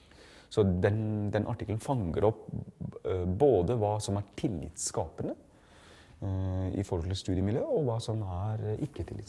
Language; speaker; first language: Norwegian; non-native, fluent; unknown